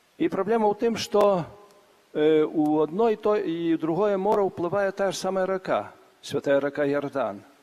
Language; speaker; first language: Belarusian; native; Belarusian